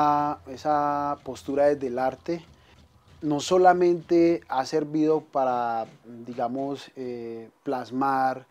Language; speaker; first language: Spanish; native; Spanish